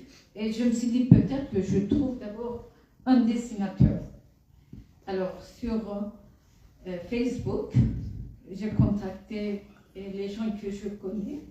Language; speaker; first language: French; non-native, fluent; Kurdish